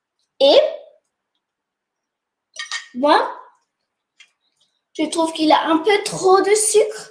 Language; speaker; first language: French; non-native, fluent; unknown